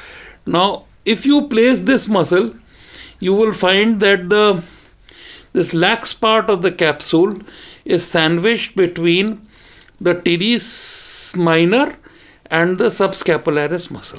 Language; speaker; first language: English; non-native, local second language; Hindi